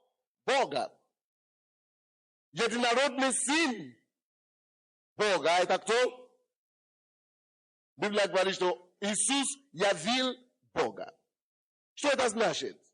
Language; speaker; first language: Russian; non-native, fluent; Yoruba